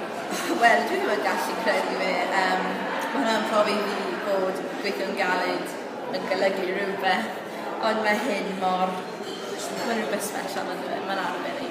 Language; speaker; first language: Welsh; non-native, local second language; English